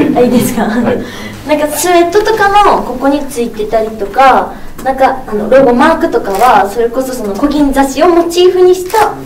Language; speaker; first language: Japanese; native; Japanese